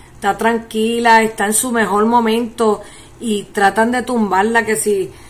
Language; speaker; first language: Spanish; early bilingual, heritage; Spanish